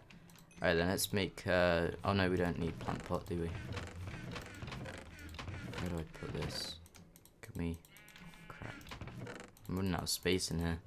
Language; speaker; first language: English; native; English